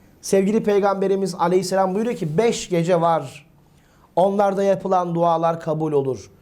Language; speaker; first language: Turkish; native; Turkish